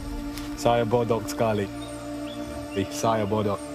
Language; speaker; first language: Indonesian; non-native, learner; English